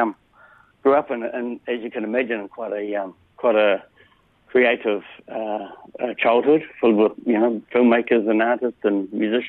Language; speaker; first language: English; native; English